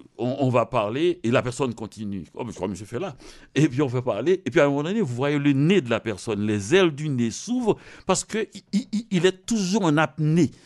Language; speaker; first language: French; non-native, local second language; Haitian Creole